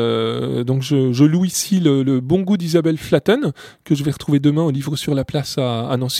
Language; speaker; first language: French; native; French